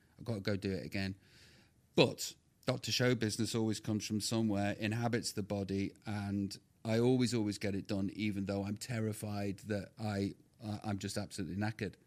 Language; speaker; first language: English; native; English